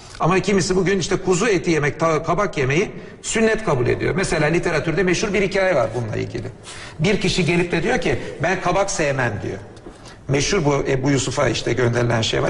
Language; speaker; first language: Turkish; native; Turkish